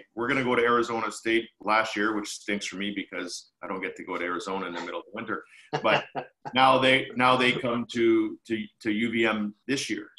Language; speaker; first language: English; native; English